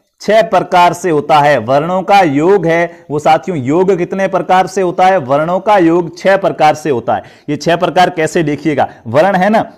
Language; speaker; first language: Hindi; native; Hindi